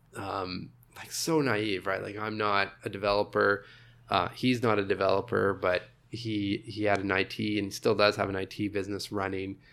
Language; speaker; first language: English; native; English